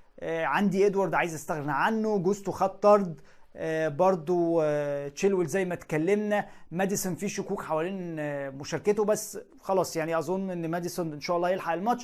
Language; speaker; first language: Arabic; native; Arabic